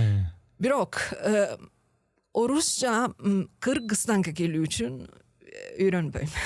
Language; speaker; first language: Kyrgyz; non-native, learner; Italian